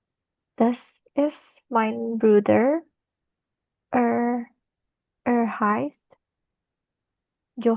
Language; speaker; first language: German; non-native, learner; Indonesian